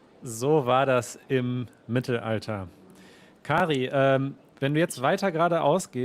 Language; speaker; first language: German; native; German